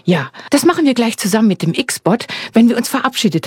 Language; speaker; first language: German; native; German